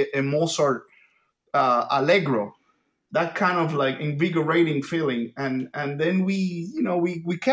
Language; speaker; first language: English; non-native, fluent; Spanish